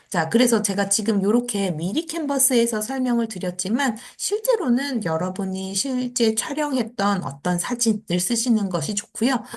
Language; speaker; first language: Korean; native; Korean